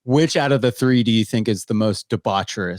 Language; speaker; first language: English; native; English